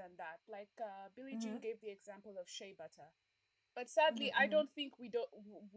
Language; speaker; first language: English; non-native, local second language; Ganda